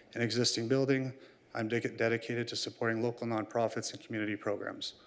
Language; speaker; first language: English; native; English